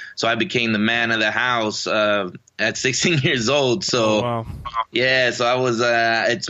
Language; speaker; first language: English; native; English